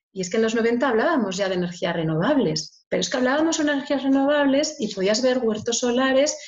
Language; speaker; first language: Spanish; native; Spanish